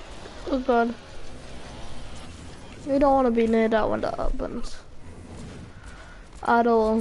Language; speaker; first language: English; native; English